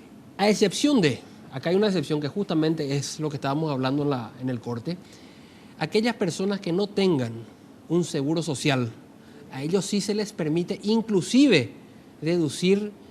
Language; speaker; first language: Spanish; native; Spanish